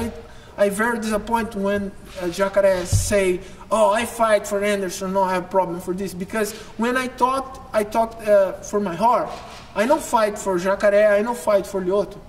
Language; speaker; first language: English; non-native, learner; Portuguese